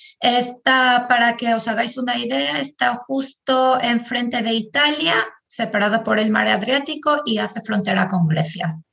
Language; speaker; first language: Spanish; non-native, fluent; Albanian